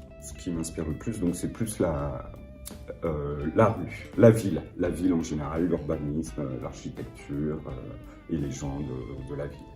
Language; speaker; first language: French; native; French